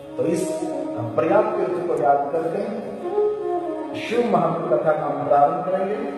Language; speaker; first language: Hindi; non-native, local second language; Gujarati